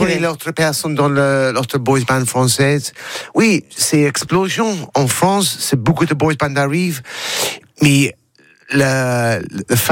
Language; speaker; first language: French; non-native, learner; English